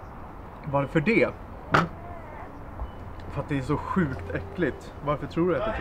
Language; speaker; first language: Swedish; native; Swedish